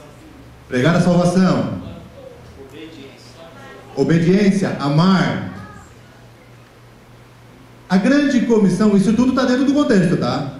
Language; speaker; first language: Portuguese; native; Portuguese